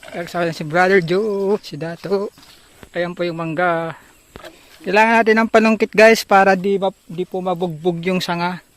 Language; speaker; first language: Filipino; non-native, local second language; Hiligaynon